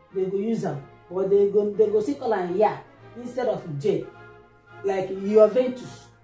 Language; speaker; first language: English; non-native, local second language; Igbo